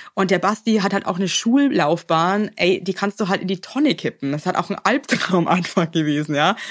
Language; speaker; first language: German; native; German